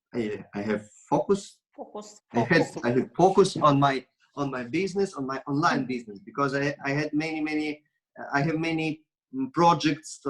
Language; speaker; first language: English; non-native, learner; Russian